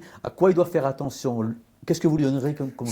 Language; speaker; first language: French; native; French